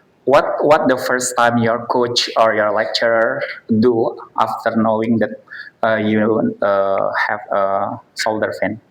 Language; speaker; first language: English; non-native, fluent; Indonesian